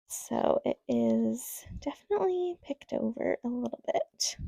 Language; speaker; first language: English; native; English